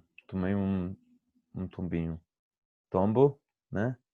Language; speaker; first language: Portuguese; non-native, fluent; English